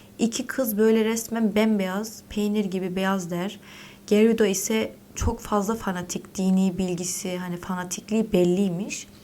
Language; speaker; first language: Turkish; early bilingual, heritage; Turkish